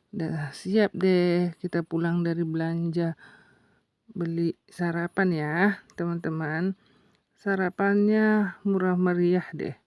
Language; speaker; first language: Indonesian; non-native, local second language; Buginese